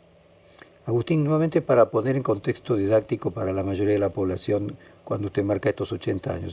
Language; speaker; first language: Spanish; native; Spanish